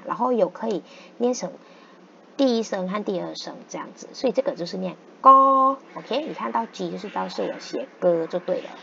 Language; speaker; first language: Chinese; non-native, fluent; Thai